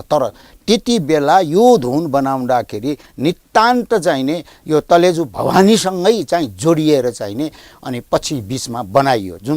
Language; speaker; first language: Nepali; non-native, local second language; Newari